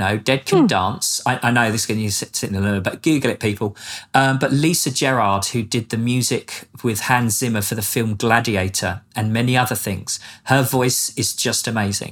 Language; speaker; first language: English; native; English